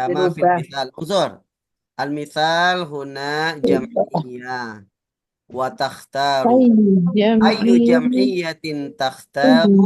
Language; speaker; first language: Arabic; non-native, fluent; Indonesian